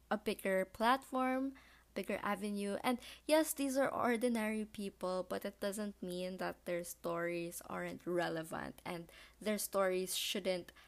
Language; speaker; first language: English; non-native, local second language; Filipino